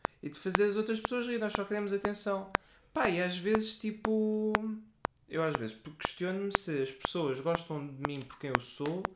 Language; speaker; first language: Portuguese; native; Portuguese